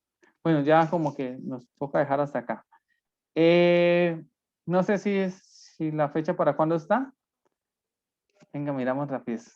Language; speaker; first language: Spanish; native; Spanish